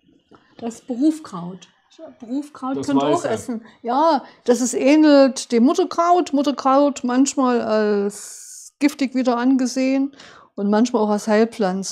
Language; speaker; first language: German; native; German